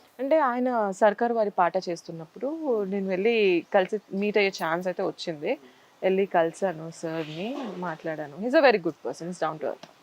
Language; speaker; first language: Telugu; native; Telugu